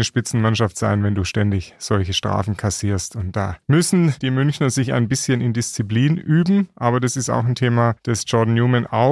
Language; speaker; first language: German; native; German